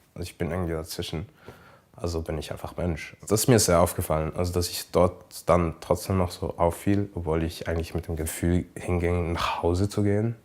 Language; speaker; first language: German; native; German